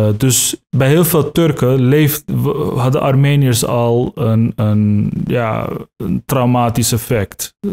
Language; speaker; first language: Dutch; early bilingual, other home language; Turkish